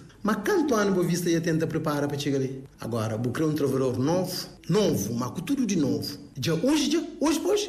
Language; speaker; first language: Portuguese; non-native, local second language; Kabuverdianu